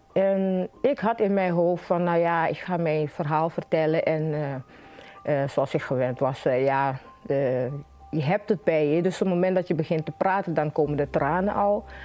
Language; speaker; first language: Dutch; native; Dutch